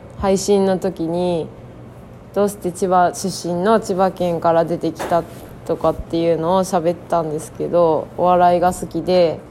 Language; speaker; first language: Japanese; native; Japanese